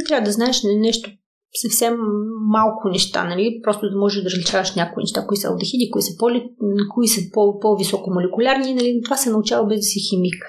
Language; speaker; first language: Bulgarian; early bilingual, heritage; Russian